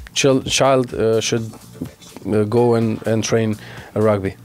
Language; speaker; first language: English; non-native, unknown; Albanian